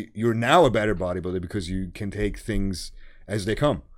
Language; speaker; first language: English; non-native, fluent; German